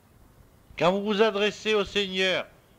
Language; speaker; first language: French; native; French